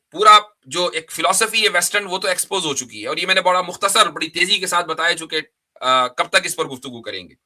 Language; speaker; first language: Urdu; native; Urdu